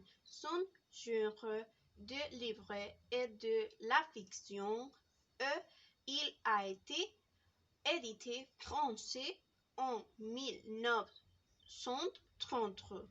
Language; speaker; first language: French; non-native, learner; Spanish